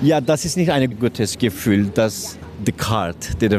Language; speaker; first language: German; non-native, learner; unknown